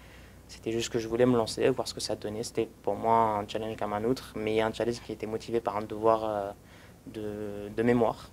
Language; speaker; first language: French; early bilingual, other home language; Arabic